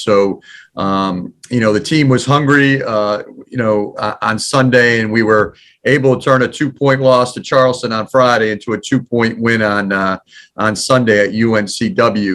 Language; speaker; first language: English; native; English